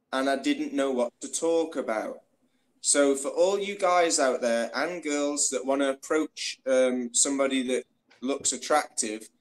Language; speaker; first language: English; native; English